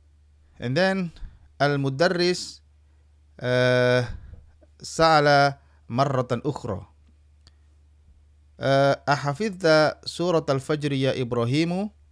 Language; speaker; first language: Arabic; non-native, fluent; Indonesian